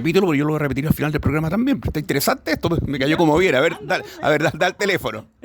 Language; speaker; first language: Spanish; native; Spanish